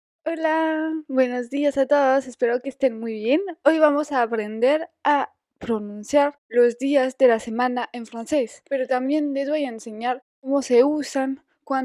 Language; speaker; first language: Spanish; non-native, fluent; French